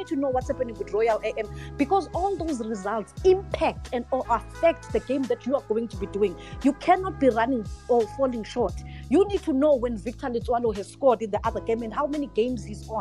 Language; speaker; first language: English; non-native, local second language; Zulu